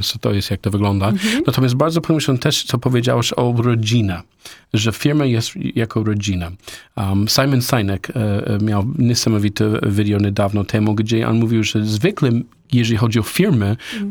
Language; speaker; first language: Polish; non-native, learner; English